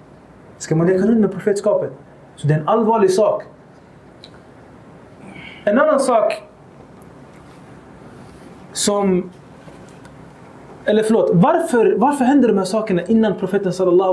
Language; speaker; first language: Swedish; early bilingual, other home language; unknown